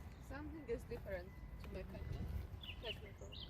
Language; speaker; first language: English; non-native, learner; Georgian